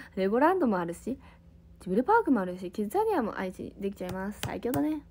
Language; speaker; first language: Japanese; native; Japanese